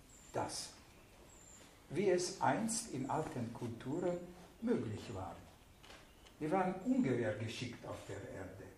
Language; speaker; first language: German; non-native, fluent; Hungarian